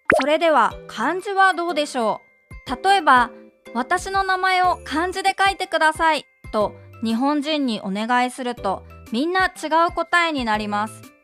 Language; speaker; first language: Japanese; native; Japanese